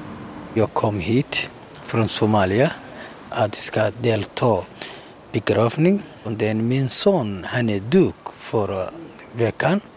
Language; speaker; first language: Swedish; non-native, learner; Somali